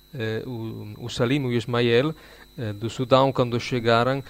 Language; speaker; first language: Portuguese; non-native, fluent; Italian